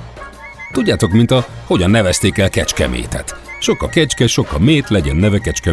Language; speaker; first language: Hungarian; native; Hungarian